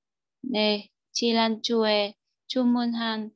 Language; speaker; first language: Korean; non-native, learner; Vietnamese